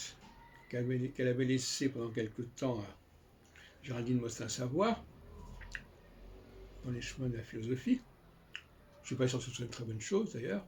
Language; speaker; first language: French; native; French